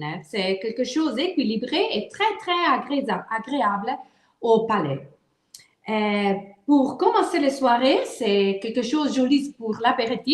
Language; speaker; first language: French; non-native, fluent; Italian